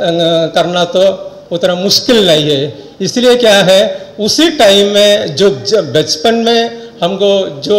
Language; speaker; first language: Hindi; non-native, local second language; Malayalam